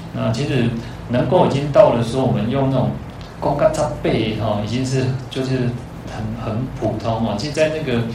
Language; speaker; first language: Chinese; non-native, local second language; Min Nan Chinese